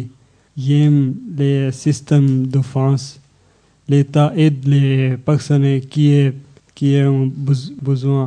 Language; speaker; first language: French; non-native, learner; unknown